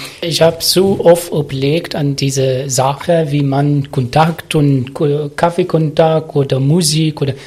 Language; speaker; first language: German; non-native, learner; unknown